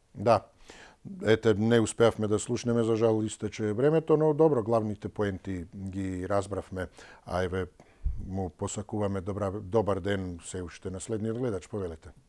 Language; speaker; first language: Macedonian; native; Macedonian